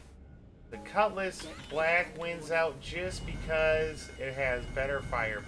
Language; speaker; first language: English; native; English